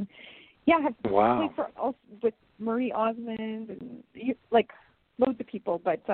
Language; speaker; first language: English; native; English